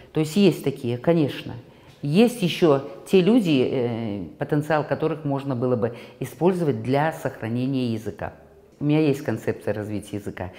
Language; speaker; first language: Russian; native; Russian